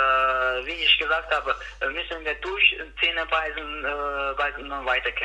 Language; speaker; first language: German; non-native, learner; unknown